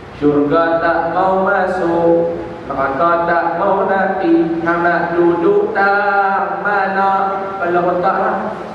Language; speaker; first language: Malay; native; Malay